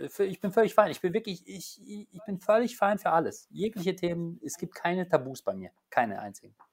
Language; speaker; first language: German; early bilingual, other home language; Polish